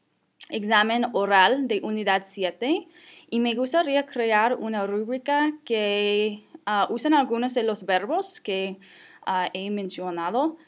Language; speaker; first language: Spanish; non-native, fluent; English